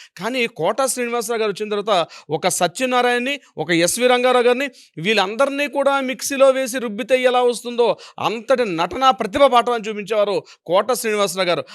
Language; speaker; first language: Telugu; native; Telugu